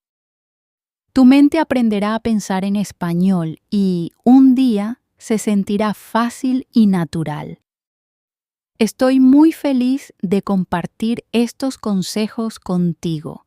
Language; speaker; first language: Spanish; non-native, fluent; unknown